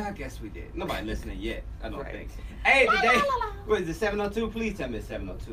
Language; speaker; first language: English; native; English